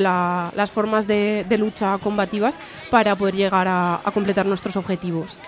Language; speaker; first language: Spanish; native; Spanish